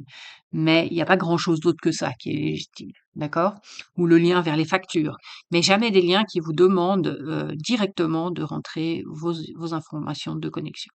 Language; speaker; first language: French; native; French